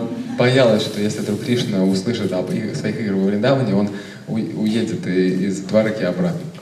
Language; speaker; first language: Russian; native; Russian